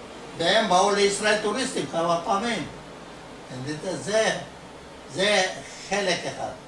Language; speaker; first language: Hebrew; non-native, fluent; Ladino